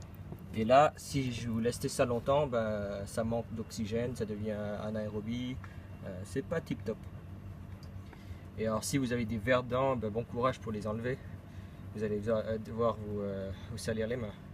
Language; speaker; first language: French; native; French